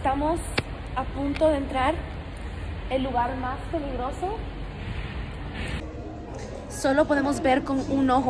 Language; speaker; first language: Spanish; early bilingual, heritage; Spanish